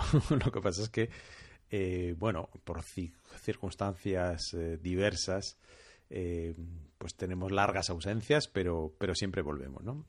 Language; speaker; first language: Spanish; non-native, fluent; French